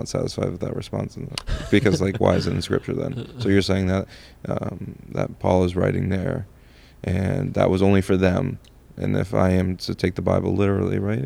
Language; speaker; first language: English; native; English